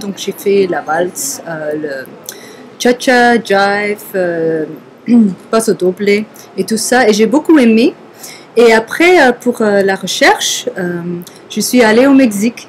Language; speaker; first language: French; non-native, fluent; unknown